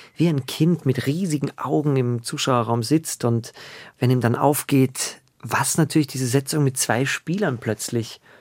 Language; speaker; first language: German; native; German